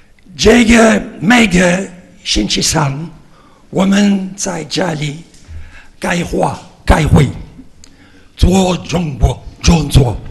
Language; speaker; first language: Chinese; non-native, learner; French